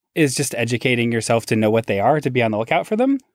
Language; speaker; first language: English; native; English